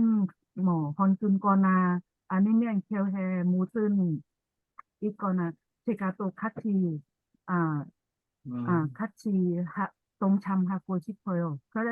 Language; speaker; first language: Korean; non-native, learner; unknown